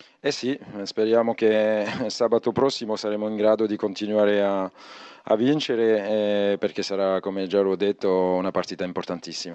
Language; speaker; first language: Italian; non-native, fluent; French